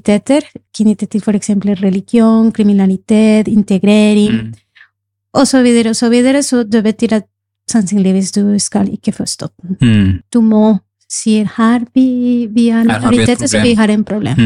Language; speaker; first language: Norwegian; non-native, fluent; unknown